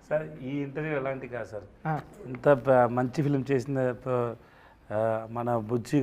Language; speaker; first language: Telugu; non-native, learner; Tamil